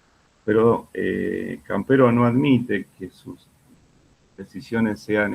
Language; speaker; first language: Spanish; native; Spanish